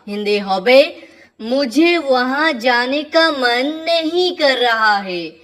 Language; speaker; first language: Hindi; non-native, fluent; Bangla